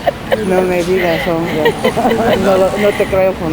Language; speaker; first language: Spanish; non-native, fluent; English